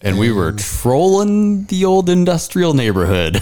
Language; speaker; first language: English; native; English